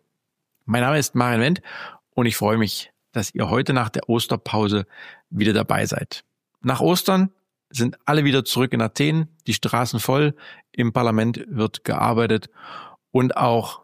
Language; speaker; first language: German; native; German